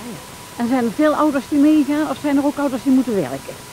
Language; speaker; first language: Dutch; native; Dutch